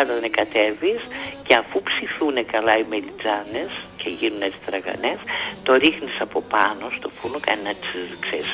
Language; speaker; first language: Greek; native; Greek